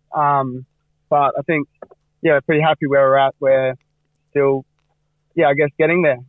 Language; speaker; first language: English; native; English